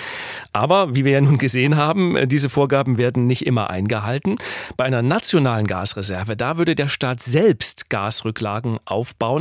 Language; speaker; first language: German; native; German